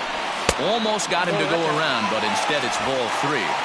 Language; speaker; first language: English; native; English